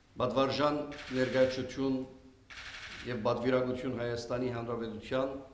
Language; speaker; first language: Armenian; early bilingual, heritage; Armenian